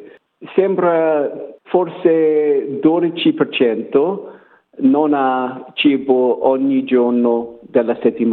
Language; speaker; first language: Italian; non-native, learner; English